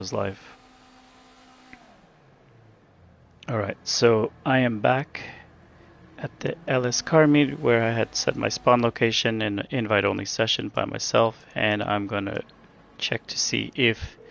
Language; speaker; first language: English; native; English